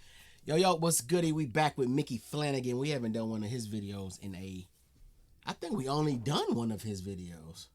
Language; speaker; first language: English; native; English